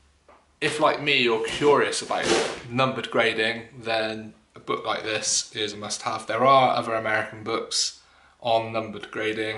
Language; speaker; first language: English; native; English